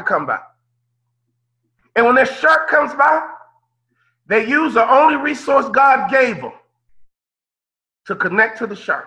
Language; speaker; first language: English; native; English